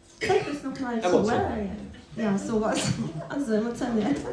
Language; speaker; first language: German; non-native, fluent; Russian